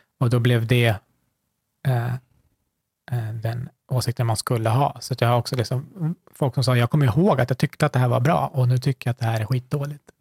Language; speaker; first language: Swedish; early bilingual, other home language; Kurdish